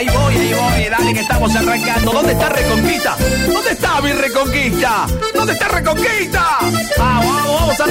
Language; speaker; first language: Spanish; native; Spanish